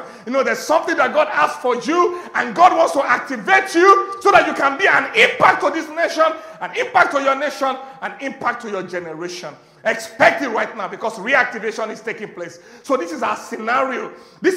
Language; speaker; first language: English; non-native, local second language; Yoruba